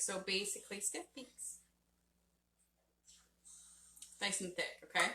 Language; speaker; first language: English; native; English